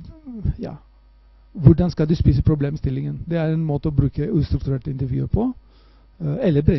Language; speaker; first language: Norwegian; non-native, fluent; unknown